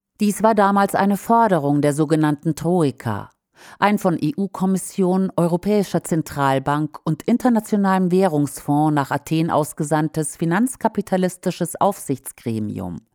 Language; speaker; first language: German; native; German